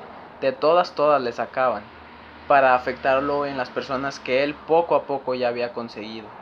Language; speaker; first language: Spanish; native; Spanish